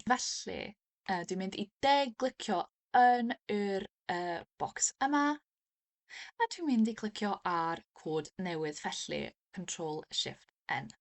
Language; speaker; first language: Welsh; non-native, fluent; English